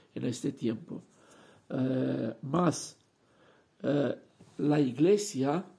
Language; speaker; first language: Spanish; non-native, fluent; Romanian